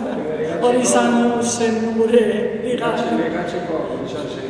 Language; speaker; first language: Basque; non-native, local second language; Spanish